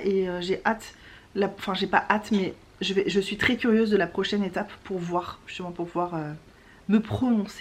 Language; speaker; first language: French; native; French